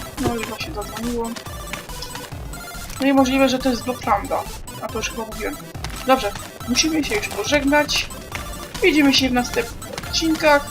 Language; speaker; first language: Polish; native; Polish